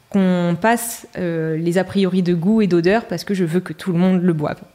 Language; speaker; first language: French; native; French